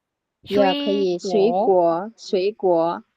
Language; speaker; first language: Chinese; non-native, fluent; Indonesian